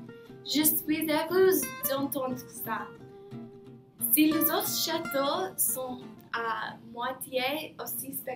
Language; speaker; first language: French; non-native, learner; English